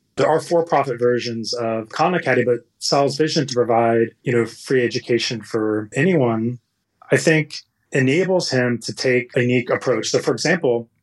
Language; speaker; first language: English; native; English